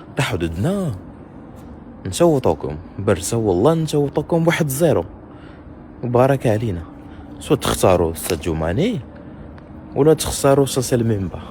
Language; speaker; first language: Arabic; native; Arabic